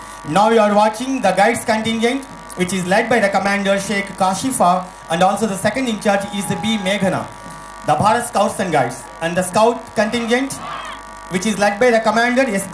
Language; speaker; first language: English; non-native, local second language; Telugu